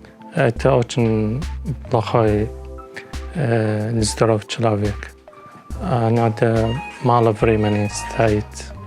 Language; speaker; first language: Russian; non-native, learner; Arabic